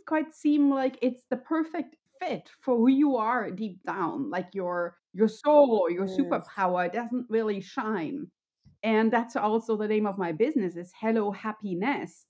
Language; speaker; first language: English; non-native, fluent; German